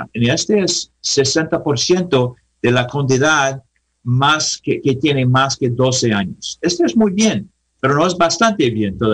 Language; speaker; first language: Spanish; non-native, learner; English